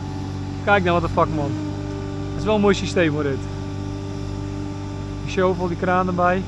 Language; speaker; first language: Dutch; native; Dutch